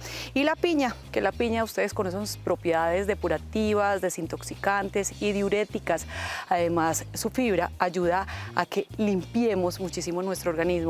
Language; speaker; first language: Spanish; native; Spanish